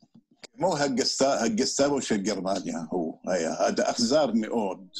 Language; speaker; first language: Hebrew; non-native, fluent; Arabic